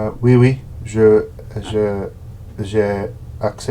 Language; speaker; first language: French; non-native, learner; Portuguese